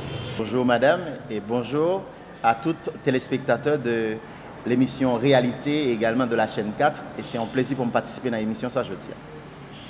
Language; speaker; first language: French; non-native, local second language; Haitian Creole